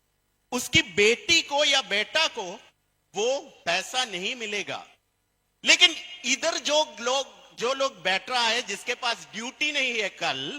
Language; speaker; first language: Hindi; non-native, fluent; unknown